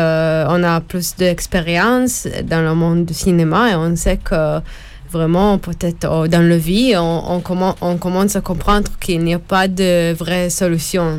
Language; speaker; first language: French; non-native, learner; Hebrew